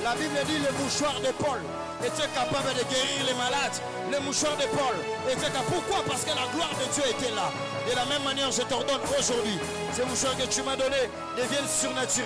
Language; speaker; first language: French; non-native, local second language; Lingala